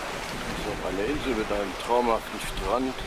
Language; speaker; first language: German; native; German